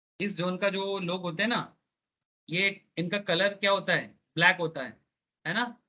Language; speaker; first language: Hindi; non-native, local second language; Bangla